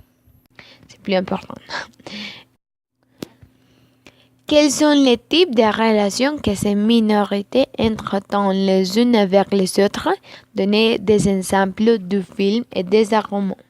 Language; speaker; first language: French; non-native, learner; Spanish